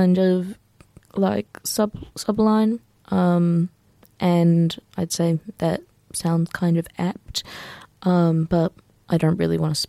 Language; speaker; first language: English; native; English